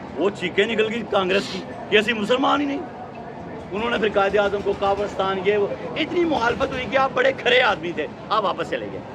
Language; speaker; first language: Urdu; non-native, local second language; Punjabi